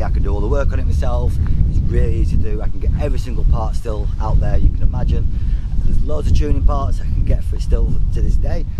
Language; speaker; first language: English; native; English